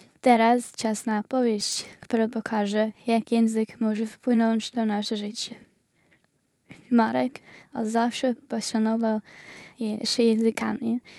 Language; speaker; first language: Polish; non-native, learner; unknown